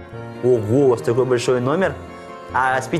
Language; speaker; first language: Russian; native; Russian